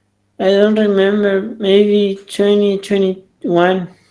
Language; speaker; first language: English; non-native, learner; Spanish